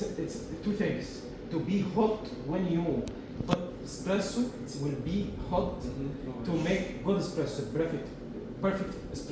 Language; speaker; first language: English; non-native, learner; Arabic